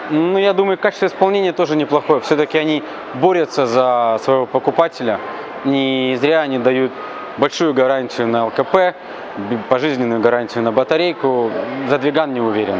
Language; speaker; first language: Russian; native; Russian